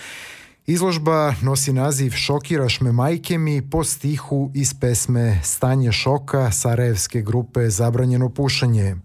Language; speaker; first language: Serbian; native; Serbian